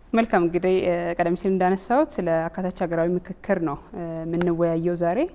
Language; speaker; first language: Amharic; native; Amharic